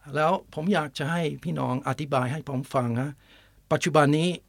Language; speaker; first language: Thai; non-native, fluent; English